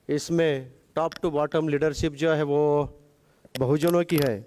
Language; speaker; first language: Hindi; non-native, local second language; Marathi